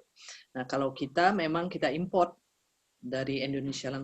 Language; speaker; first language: Indonesian; early bilingual, heritage; Indonesian